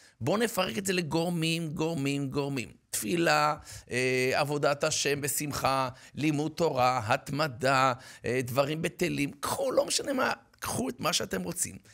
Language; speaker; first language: Hebrew; native; Hebrew